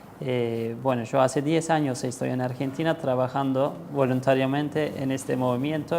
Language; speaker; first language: Spanish; non-native, learner; Turkish